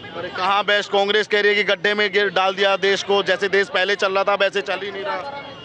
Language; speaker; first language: Hindi; native; Hindi